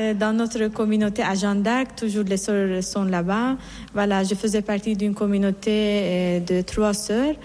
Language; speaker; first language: French; non-native, fluent; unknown